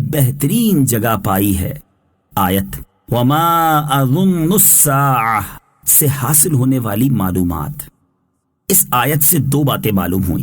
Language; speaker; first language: Urdu; native; Urdu